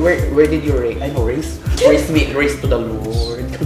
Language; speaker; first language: English; non-native, learner; Filipino